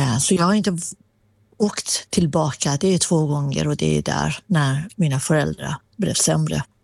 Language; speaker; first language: Swedish; non-native, fluent; Persian